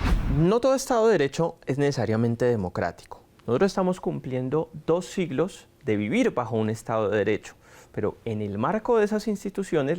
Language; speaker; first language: Spanish; native; Spanish